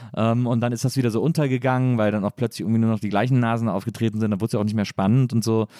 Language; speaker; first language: German; native; German